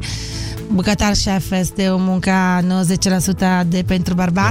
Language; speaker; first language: Romanian; non-native, fluent; Italian